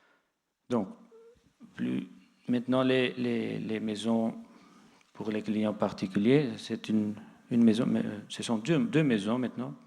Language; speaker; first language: French; non-native, fluent; Portuguese